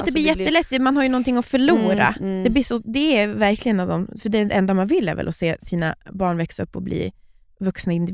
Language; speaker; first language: Swedish; native; Swedish